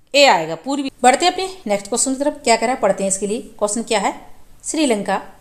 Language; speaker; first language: Hindi; native; Hindi